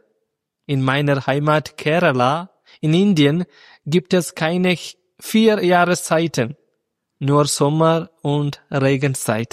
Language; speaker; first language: German; non-native, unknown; Malayalam